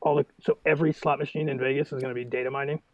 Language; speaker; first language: English; native; English